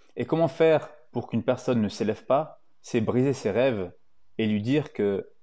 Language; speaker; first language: French; early bilingual, other home language; Italian